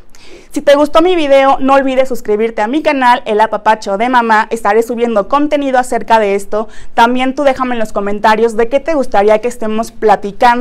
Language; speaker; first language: Spanish; native; Spanish